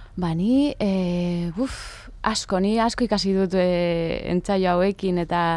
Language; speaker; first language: Basque; non-native, local second language; Spanish